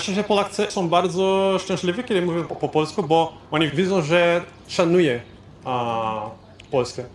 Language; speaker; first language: Polish; non-native, fluent; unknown